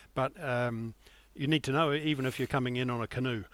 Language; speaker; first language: English; native; English